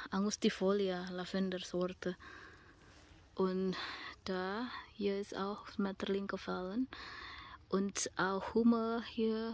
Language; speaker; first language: German; non-native, learner; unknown